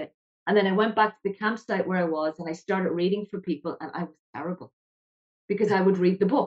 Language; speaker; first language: English; native; English